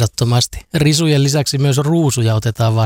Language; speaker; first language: Finnish; native; Finnish